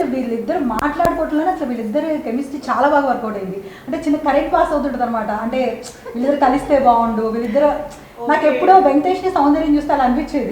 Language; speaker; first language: Telugu; native; Telugu